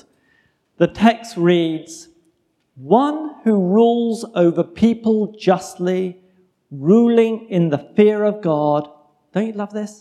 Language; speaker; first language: English; native; English